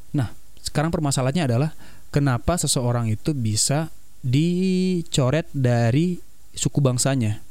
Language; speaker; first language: Indonesian; native; Indonesian